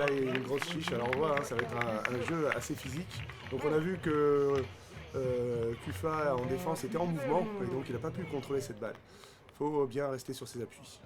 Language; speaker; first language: French; native; French